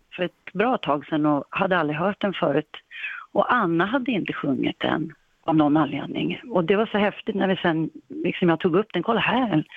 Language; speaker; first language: Swedish; native; Swedish